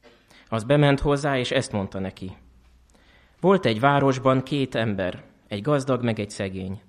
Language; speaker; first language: Hungarian; native; Hungarian